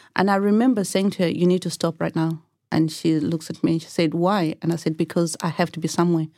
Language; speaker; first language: English; non-native, local second language; Shona